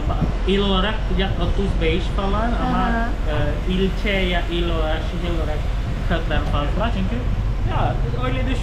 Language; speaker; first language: Turkish; non-native, fluent; Khmer